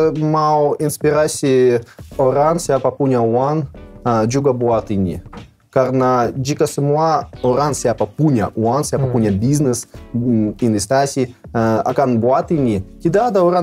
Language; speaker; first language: Indonesian; non-native, learner; Russian